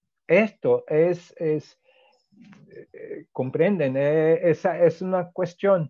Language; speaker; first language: Spanish; non-native, fluent; Portuguese